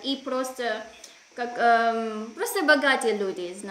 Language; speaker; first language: Russian; non-native, learner; Filipino